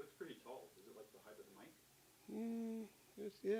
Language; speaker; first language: English; native; English